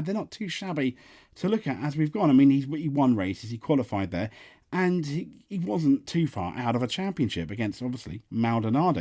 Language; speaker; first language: English; native; English